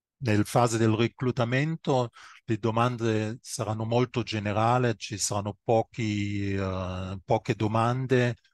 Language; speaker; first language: Italian; non-native, fluent; German